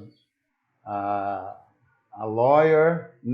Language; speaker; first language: English; non-native, learner; Portuguese